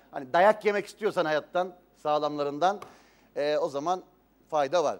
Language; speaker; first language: Turkish; native; Turkish